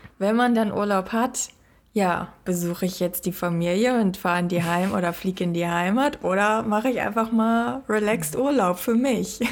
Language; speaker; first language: German; native; German